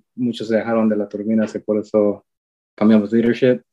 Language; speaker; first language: Spanish; early bilingual, heritage; Spanish